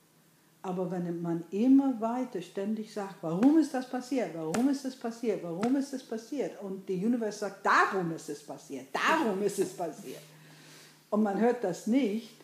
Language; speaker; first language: German; non-native, fluent; English